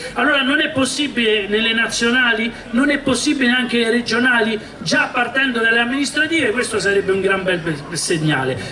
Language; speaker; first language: Italian; native; Italian